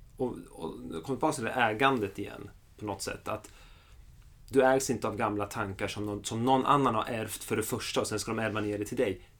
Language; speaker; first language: Swedish; early bilingual, other home language; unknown